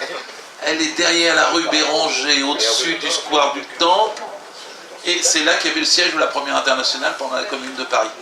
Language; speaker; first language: French; native; French